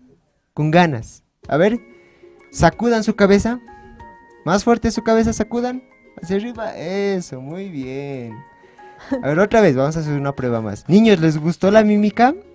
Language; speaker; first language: Spanish; native; Spanish